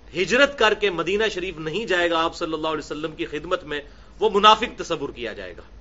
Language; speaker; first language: Urdu; native; Urdu